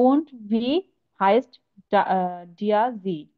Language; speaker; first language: German; non-native, learner; Bangla